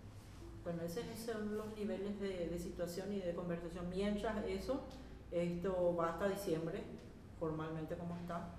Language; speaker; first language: Spanish; native; Spanish